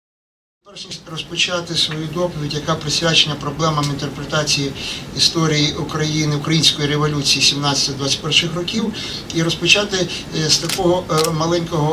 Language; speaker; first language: Ukrainian; native; Ukrainian